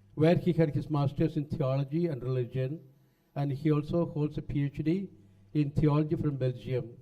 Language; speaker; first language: English; non-native, local second language; Malayalam